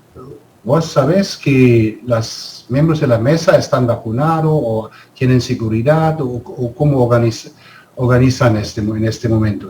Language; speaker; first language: Spanish; non-native, fluent; German